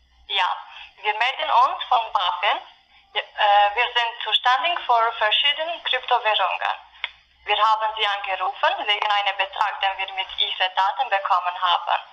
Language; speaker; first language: German; non-native, fluent; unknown